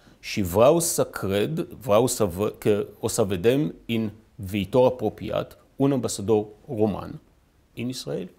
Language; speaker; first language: Romanian; non-native, fluent; Hebrew